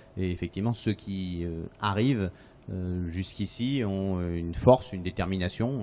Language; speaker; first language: French; native; French